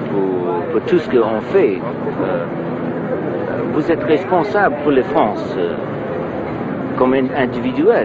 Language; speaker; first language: French; non-native, learner; English